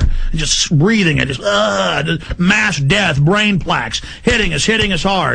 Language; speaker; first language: English; native; English